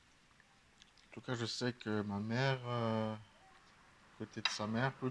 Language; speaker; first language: French; native; French